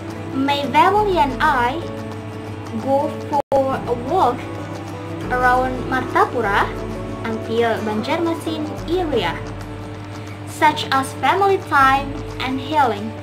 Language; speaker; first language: English; non-native, learner; Indonesian